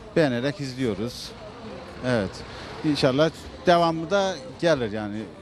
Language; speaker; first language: Turkish; native; Turkish